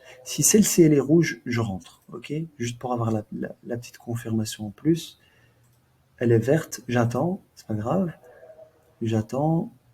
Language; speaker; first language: French; native; French